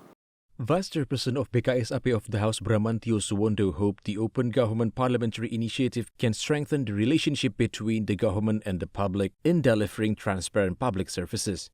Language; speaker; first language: English; non-native, fluent; Indonesian